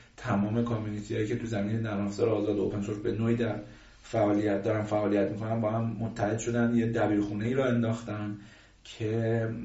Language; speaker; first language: Persian; native; Persian